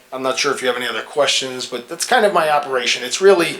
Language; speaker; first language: English; native; English